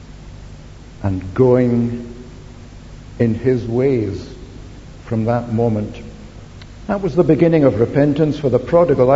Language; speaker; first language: English; native; English